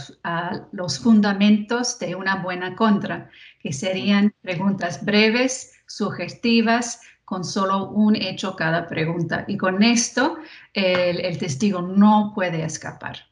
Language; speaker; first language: Spanish; non-native, fluent; English